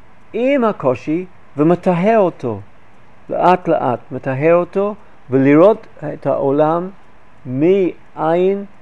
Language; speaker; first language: Hebrew; non-native, fluent; English